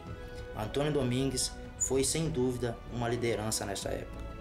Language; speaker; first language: Portuguese; native; Portuguese